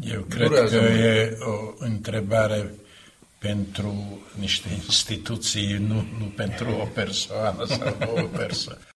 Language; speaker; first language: Romanian; non-native, fluent; Slovak